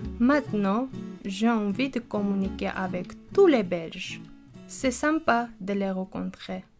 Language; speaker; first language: French; non-native, learner; Armenian